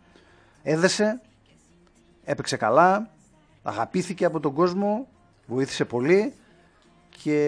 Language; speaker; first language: Greek; native; Greek